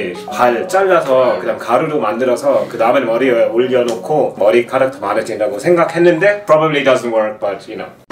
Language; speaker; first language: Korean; non-native, fluent; German